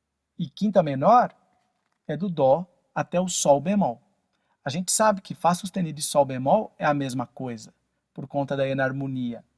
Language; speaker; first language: Portuguese; native; Portuguese